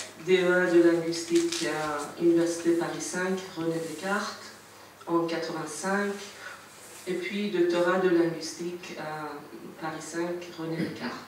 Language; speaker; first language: French; non-native, fluent; Persian